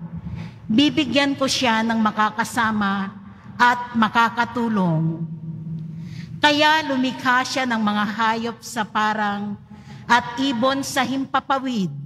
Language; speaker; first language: Filipino; native; Filipino